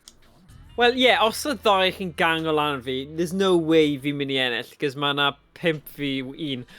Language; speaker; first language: Welsh; native; Welsh